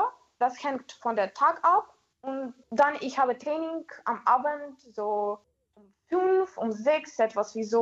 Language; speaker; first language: German; non-native, learner; Ukrainian